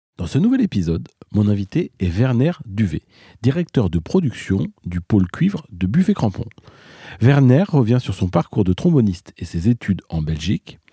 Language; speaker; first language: French; native; French